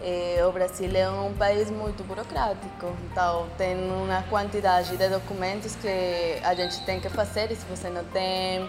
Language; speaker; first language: Portuguese; non-native, fluent; Spanish